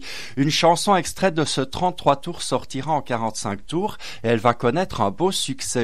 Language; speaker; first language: French; native; French